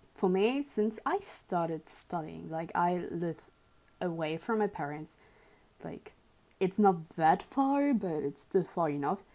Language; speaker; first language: English; early bilingual, other home language; German